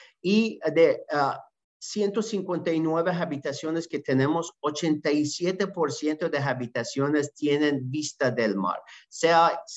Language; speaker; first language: Spanish; non-native, learner; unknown